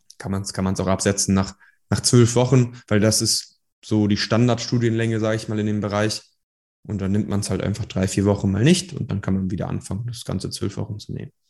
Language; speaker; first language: German; early bilingual, other home language; Persian